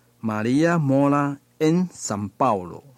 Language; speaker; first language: Portuguese; non-native, learner; Chinese